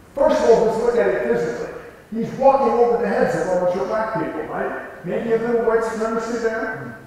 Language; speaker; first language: English; native; English